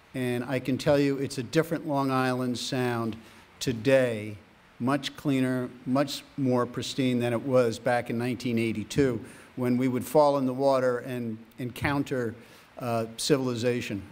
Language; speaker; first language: English; native; English